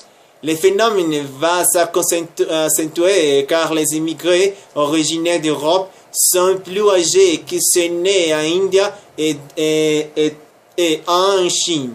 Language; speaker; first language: French; non-native, learner; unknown